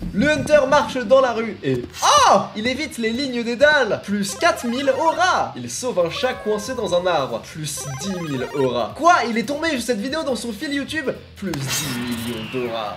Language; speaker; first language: French; native; French